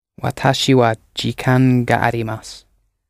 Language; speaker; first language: Japanese; non-native, learner; English